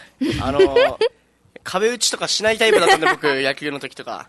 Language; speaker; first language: Japanese; native; Japanese